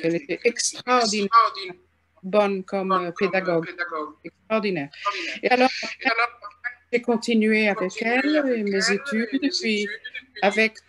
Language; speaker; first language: French; non-native, fluent; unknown